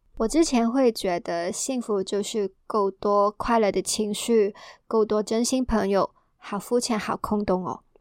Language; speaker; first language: Chinese; non-native, local second language; Cantonese